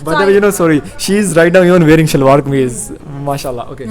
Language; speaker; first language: English; non-native, local second language; Urdu